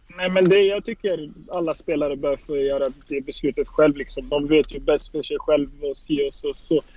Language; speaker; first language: Swedish; early bilingual, other home language; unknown